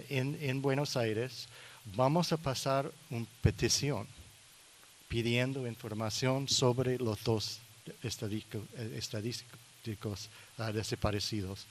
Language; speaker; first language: Spanish; non-native, learner; English